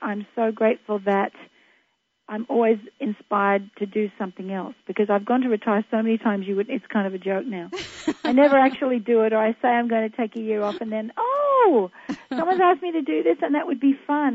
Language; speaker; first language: English; native; English